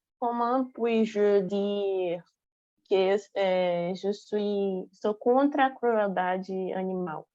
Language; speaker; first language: French; non-native, learner; Portuguese